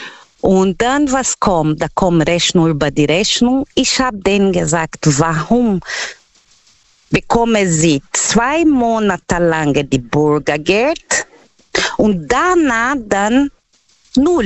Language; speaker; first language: German; non-native, learner; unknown